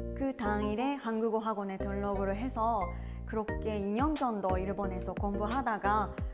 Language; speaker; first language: Korean; non-native, fluent; Japanese